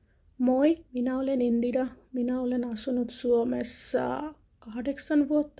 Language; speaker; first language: Finnish; non-native, learner; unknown